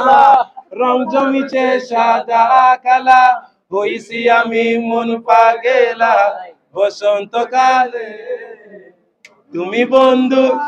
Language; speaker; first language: Bangla; non-native, learner; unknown